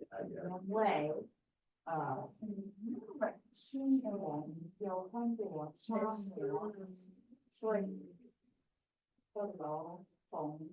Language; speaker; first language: Chinese; non-native, fluent; English